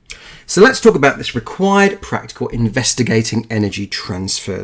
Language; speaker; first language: English; native; English